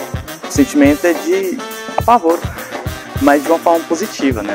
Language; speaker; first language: Portuguese; native; Portuguese